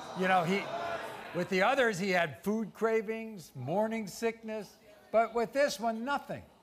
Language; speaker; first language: English; native; English